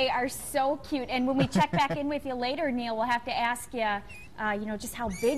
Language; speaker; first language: English; native; English